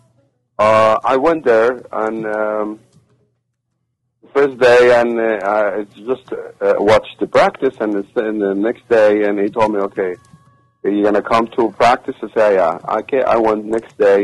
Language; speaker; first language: English; non-native, learner; Arabic